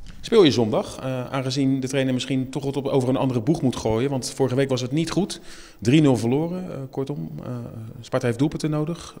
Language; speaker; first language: Dutch; native; Dutch